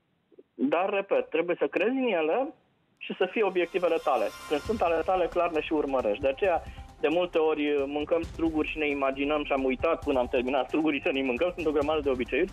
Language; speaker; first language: Romanian; native; Romanian